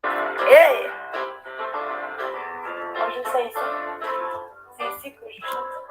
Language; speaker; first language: French; non-native, local second language; Lingala